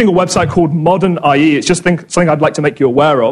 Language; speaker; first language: English; native; English